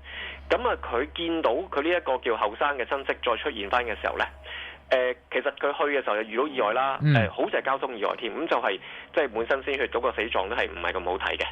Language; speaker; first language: Cantonese; native; Cantonese